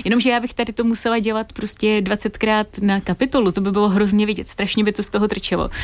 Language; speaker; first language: Czech; native; Czech